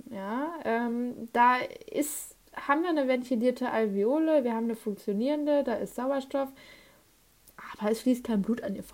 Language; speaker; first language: German; native; German